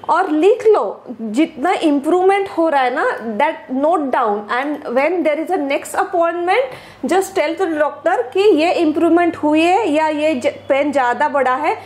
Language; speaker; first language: Hindi; non-native, local second language; Marathi